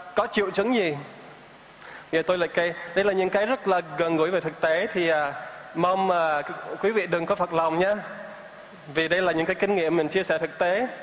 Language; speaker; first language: Vietnamese; non-native, fluent; English